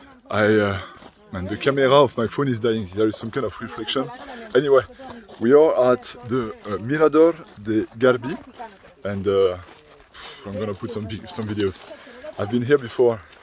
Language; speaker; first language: English; non-native, fluent; French